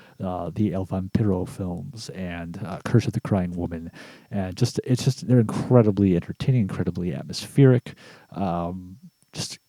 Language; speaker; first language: English; native; English